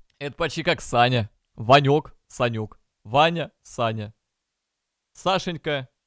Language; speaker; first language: Russian; native; Russian